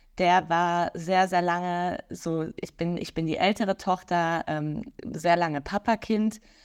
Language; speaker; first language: German; native; German